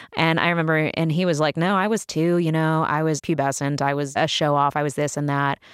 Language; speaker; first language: English; native; English